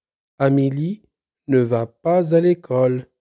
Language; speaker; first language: French; non-native, local second language; Arabic